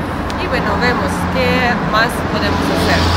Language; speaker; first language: Spanish; non-native, learner; Russian